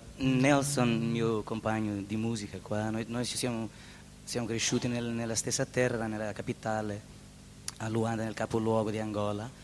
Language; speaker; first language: Italian; non-native, learner; Portuguese